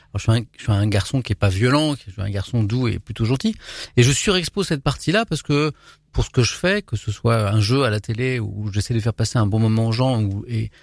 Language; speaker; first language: French; native; French